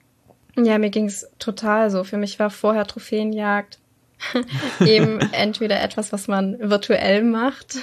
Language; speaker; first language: German; native; German